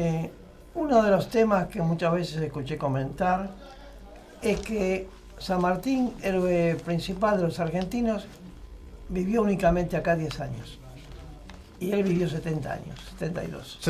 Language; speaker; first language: Spanish; native; Spanish